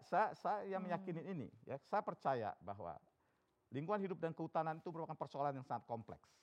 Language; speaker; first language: Indonesian; native; Indonesian